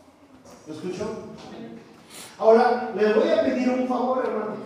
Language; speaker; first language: Spanish; native; Spanish